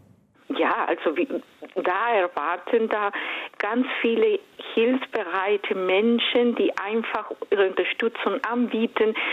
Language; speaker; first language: German; non-native, fluent; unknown